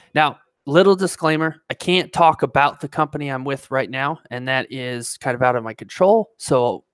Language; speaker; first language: English; native; English